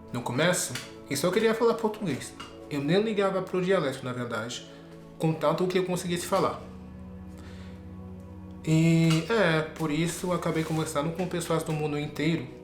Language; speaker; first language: Portuguese; non-native, fluent; French